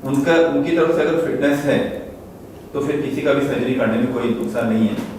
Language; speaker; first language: Hindi; non-native, local second language; Marathi